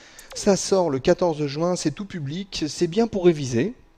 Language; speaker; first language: French; native; French